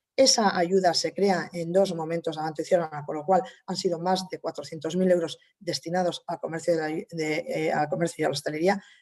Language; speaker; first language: Spanish; native; Spanish